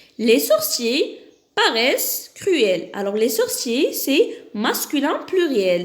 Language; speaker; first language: French; non-native, local second language; Arabic